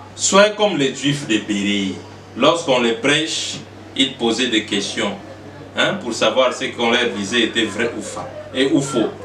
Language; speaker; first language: French; non-native, local second language; Lingala